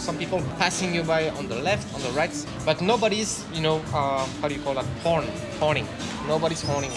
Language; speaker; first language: English; non-native, fluent; French